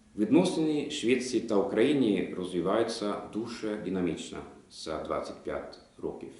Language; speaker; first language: Ukrainian; non-native, fluent; Swedish